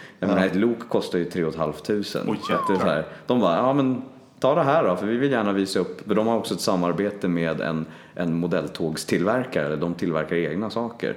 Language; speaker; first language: Swedish; native; Swedish